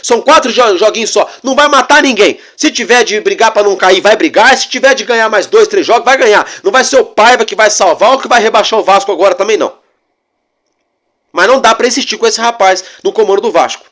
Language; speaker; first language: Portuguese; native; Portuguese